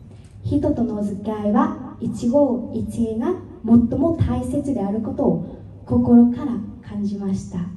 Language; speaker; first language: Japanese; non-native, fluent; Vietnamese